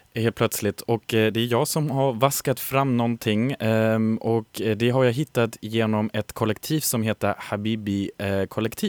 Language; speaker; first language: Swedish; native; Swedish